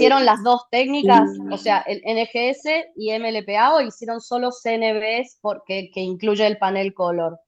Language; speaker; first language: Spanish; native; Spanish